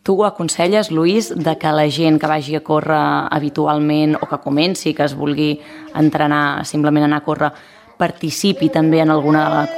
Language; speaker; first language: Catalan; native; Catalan